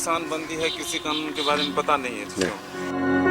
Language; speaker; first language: Hindi; native; Hindi